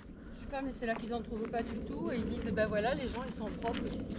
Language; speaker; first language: French; native; French